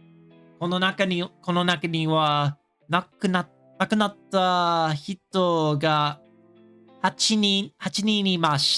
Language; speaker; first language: Japanese; non-native, learner; English